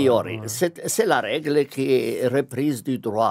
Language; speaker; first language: French; non-native, fluent; Arabic